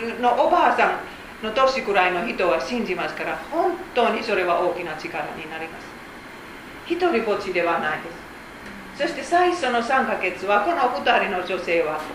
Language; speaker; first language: Japanese; non-native, fluent; Finnish